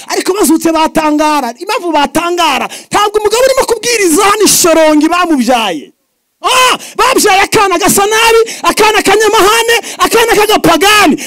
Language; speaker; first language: Kinyarwanda; early bilingual, heritage; Kinyarwanda